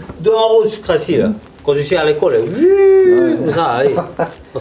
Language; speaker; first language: French; non-native, local second language; Vietnamese